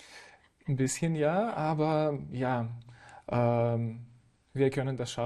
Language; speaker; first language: German; non-native, fluent; Ukrainian